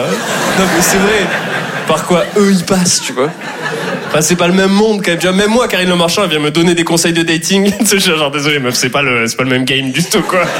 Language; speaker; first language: French; native; French